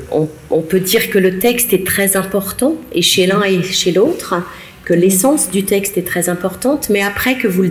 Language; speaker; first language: French; native; French